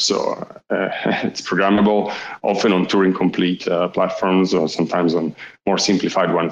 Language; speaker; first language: English; non-native, fluent; Italian